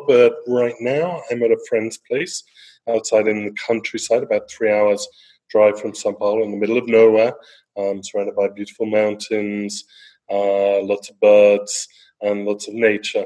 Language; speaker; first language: English; native; English